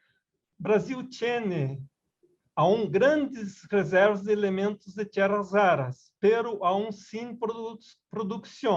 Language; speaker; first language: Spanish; non-native, learner; Portuguese